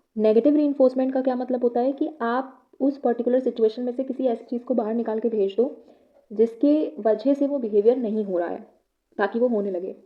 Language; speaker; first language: Hindi; native; Hindi